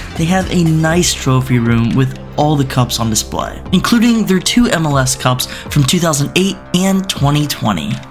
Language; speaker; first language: English; native; English